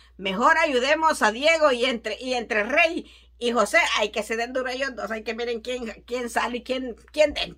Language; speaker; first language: Spanish; native; Spanish